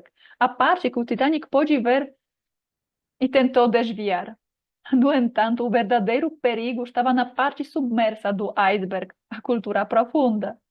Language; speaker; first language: Portuguese; non-native, fluent; Polish